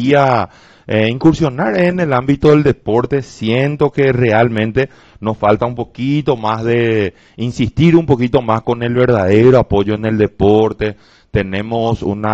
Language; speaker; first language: Spanish; native; Spanish